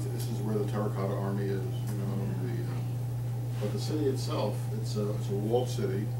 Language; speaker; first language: English; native; English